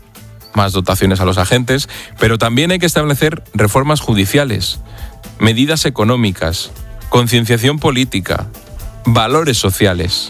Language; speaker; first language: Spanish; native; Spanish